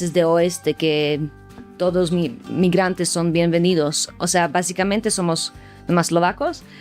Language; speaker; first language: Spanish; non-native, fluent; Slovak